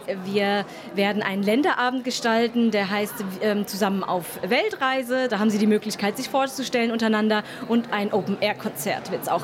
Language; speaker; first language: German; native; German